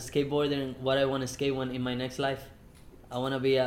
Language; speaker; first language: English; non-native, fluent; Spanish